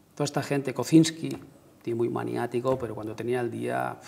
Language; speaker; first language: Spanish; native; Spanish